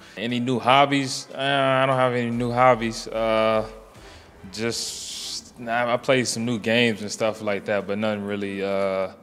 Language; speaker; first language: English; native; English